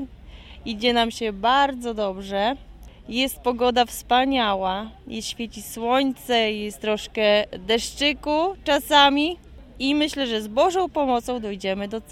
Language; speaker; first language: Polish; native; Polish